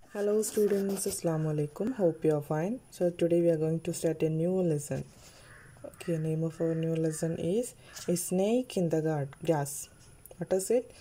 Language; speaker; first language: English; non-native, local second language; Malayalam